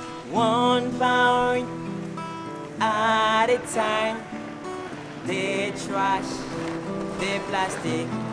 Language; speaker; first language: English; non-native, learner; Haitian Creole